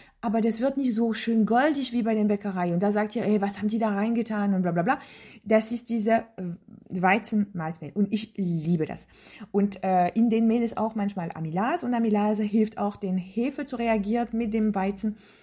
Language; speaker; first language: German; non-native, fluent; French